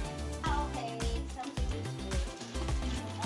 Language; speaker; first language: English; non-native, local second language; Filipino